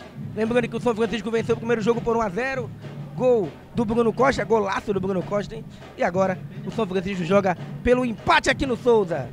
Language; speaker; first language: Portuguese; native; Portuguese